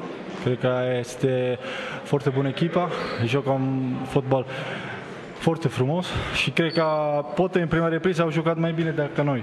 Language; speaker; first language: Romanian; non-native, learner; Italian